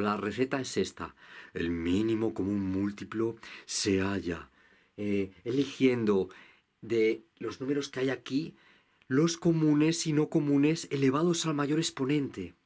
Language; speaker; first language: Spanish; native; Spanish